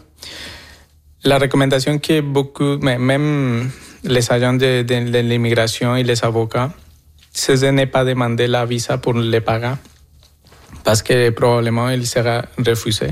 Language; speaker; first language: French; non-native, fluent; Spanish